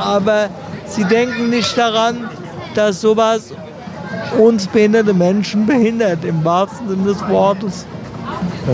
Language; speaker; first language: German; native; German